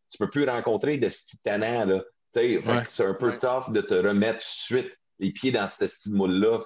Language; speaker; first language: French; non-native, local second language; English